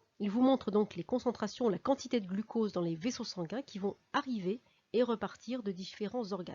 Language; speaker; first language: French; native; French